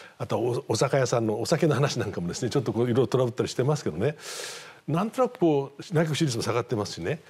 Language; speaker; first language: Japanese; native; Japanese